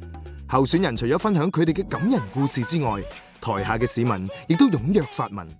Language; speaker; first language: Cantonese; native; Cantonese